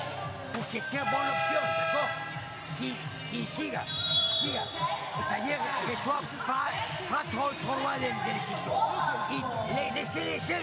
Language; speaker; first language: French; non-native, learner; Spanish